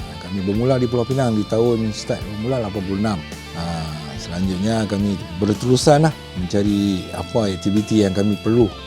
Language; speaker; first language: Malay; native; Malay